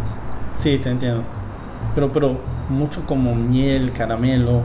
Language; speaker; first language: Spanish; non-native, fluent; English